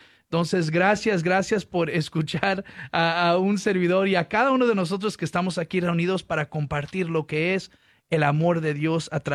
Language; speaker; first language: Spanish; early bilingual, heritage; Spanish